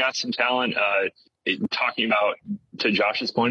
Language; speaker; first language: English; native; English